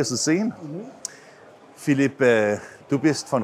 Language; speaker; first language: German; non-native, learner; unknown